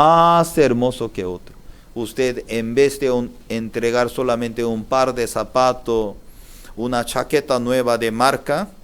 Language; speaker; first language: Spanish; non-native, learner; Korean